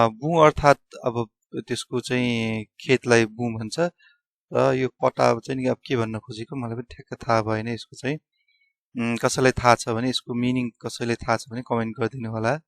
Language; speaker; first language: Nepali; non-native, local second language; Newari